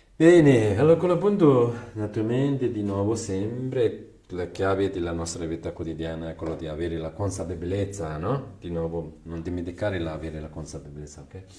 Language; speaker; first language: Italian; non-native, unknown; Tibetan